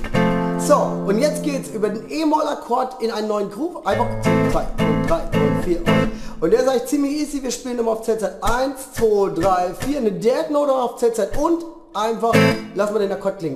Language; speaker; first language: German; native; German